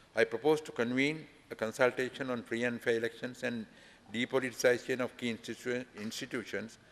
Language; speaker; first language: English; non-native, local second language; Sinhala